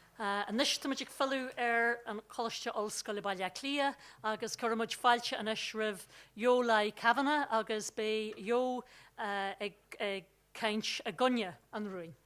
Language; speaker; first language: Irish; non-native, local second language; English